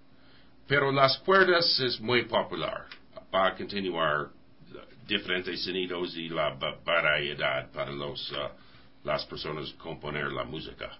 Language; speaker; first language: Spanish; non-native, learner; English